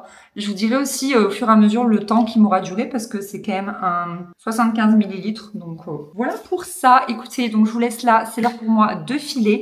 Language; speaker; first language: French; native; French